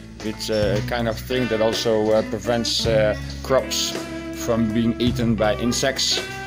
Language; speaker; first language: English; non-native, fluent; Dutch